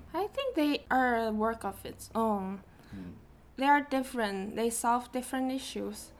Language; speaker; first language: English; non-native, fluent; Chinese